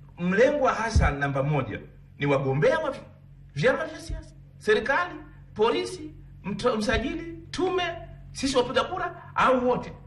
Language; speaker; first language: Swahili; native; Swahili